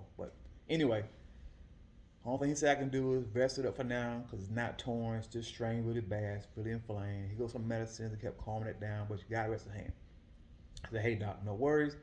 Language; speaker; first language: English; native; English